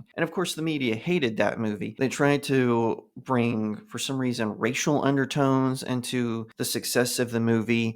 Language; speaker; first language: English; native; English